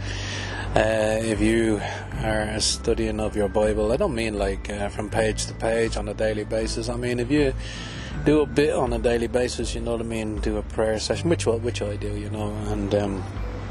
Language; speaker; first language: English; native; English